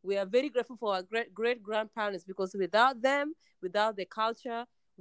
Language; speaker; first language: English; non-native, local second language; Luo (Kenya and Tanzania)